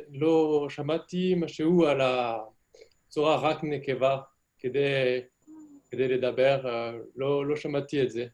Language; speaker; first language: Hebrew; non-native, learner; French